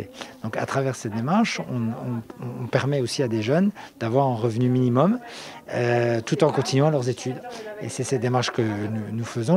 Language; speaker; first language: French; native; French